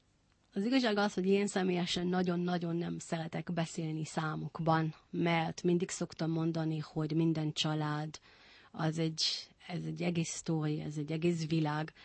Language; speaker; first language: Hungarian; non-native, fluent; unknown